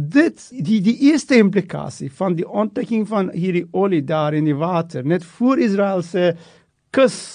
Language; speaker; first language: Afrikaans; non-native, local second language; English